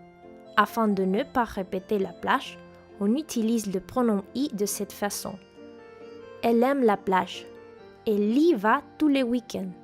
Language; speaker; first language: French; non-native, fluent; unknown